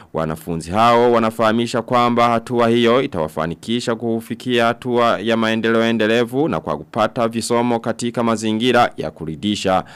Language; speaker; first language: Swahili; non-native, local second language; Rundi